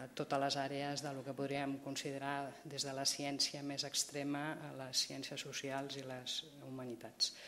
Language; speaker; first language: Catalan; native; Catalan